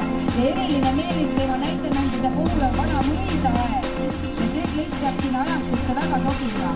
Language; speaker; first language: Estonian; native; Estonian